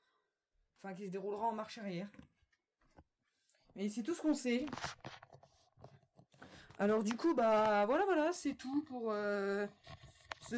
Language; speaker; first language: French; native; French